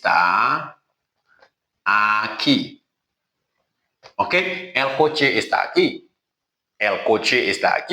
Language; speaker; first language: Spanish; non-native, learner; Haitian Creole